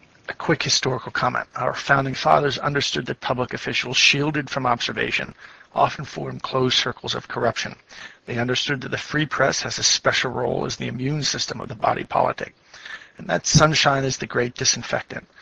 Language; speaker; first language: English; native; English